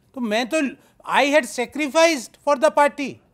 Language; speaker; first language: Hindi; native; Hindi